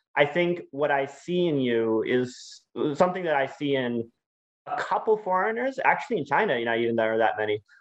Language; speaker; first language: English; native; English